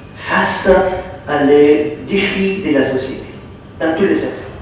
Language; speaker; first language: French; non-native, fluent; Catalan